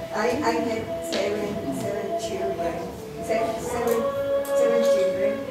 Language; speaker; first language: English; non-native, learner; Spanish